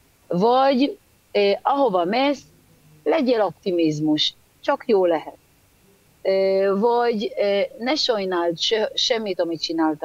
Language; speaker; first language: Hungarian; early bilingual, heritage; Hebrew